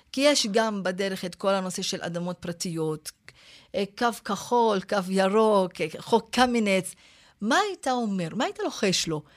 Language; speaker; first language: Hebrew; non-native, local second language; Arabic